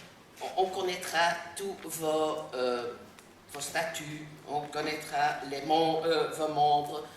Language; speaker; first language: French; non-native, fluent; Dutch